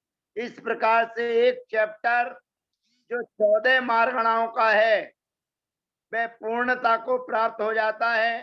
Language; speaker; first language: Hindi; native; Hindi